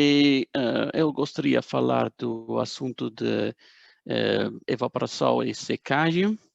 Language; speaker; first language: Portuguese; non-native, fluent; Dutch